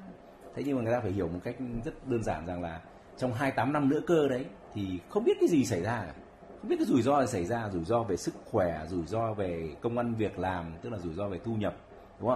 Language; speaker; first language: Vietnamese; native; Vietnamese